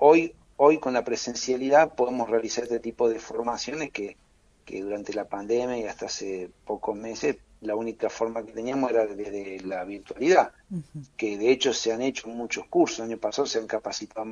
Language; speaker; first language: Spanish; native; Spanish